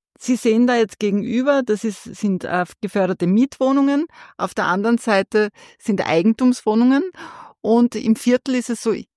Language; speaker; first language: German; native; German